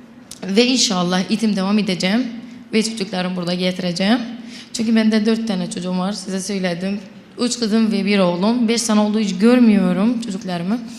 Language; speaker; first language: Turkish; non-native, local second language; Arabic